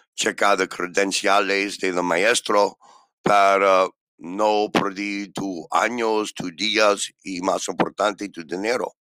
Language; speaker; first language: Spanish; non-native, learner; English